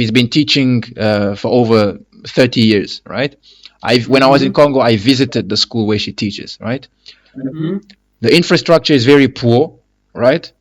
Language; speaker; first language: English; non-native, fluent; Lingala